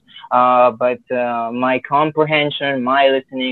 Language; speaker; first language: English; non-native, fluent; Filipino